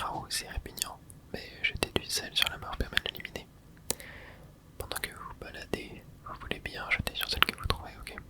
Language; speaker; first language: French; native; French